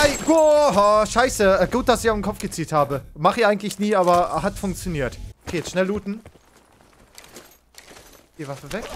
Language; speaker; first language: German; native; German